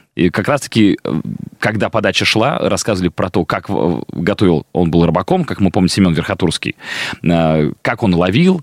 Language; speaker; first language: Russian; native; Russian